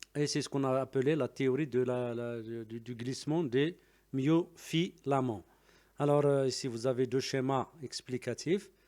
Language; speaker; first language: French; non-native, local second language; Arabic